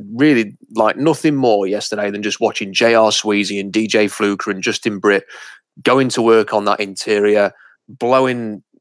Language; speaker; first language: English; native; English